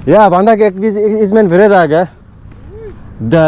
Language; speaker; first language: Dutch; non-native, learner; Nepali